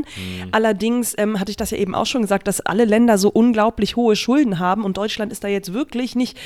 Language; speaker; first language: German; native; German